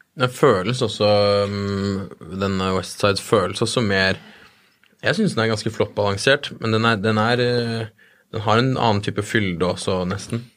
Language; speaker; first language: Norwegian; native; Norwegian